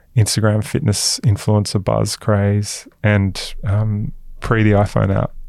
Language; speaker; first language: English; native; English